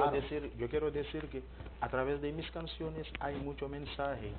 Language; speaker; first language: Spanish; non-native, learner; Haitian Creole